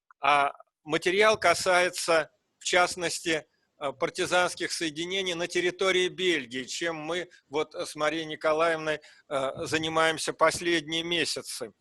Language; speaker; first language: Russian; native; Russian